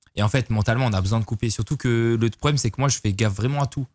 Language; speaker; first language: French; native; French